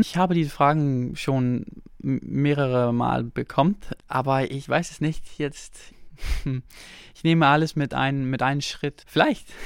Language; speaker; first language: German; non-native, local second language; Danish